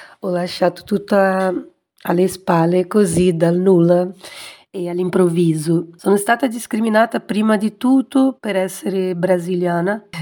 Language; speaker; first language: Italian; non-native, fluent; Portuguese